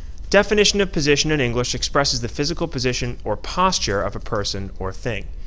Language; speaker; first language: English; native; English